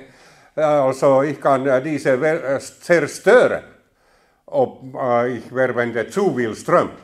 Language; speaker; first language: German; non-native, learner; Finnish